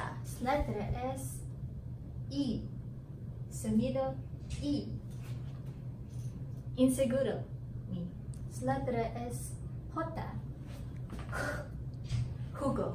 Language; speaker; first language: Spanish; non-native, learner; English